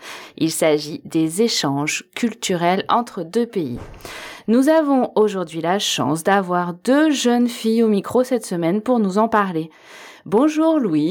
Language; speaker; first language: French; native; French